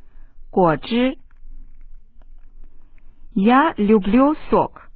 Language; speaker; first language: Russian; non-native, learner; Chinese